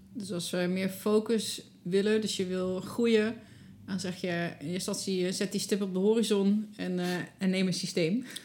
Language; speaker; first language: Dutch; native; Dutch